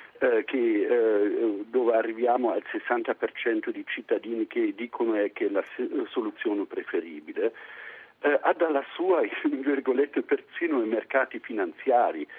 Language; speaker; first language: Italian; non-native, fluent; German